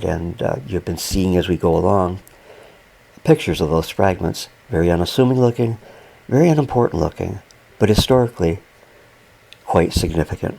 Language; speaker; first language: English; native; English